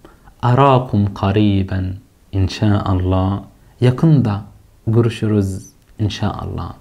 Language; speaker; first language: Turkish; non-native, fluent; Arabic